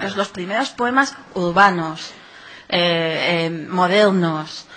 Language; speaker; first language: Spanish; native; Spanish